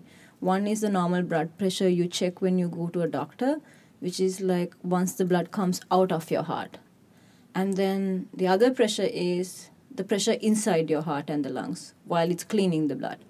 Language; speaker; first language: English; non-native, local second language; Sinhala